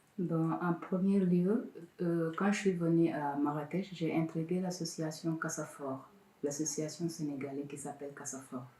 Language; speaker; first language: French; non-native, local second language; Wolof